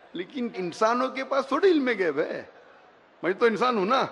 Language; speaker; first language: Hindi; non-native, local second language; Konkani